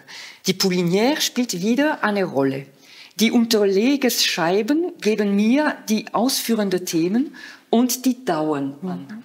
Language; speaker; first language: German; non-native, fluent; French